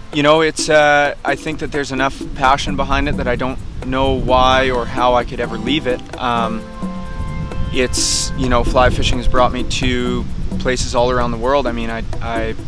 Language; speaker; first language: English; native; English